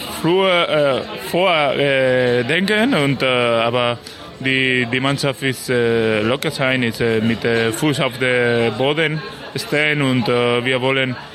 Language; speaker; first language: German; non-native, learner; Spanish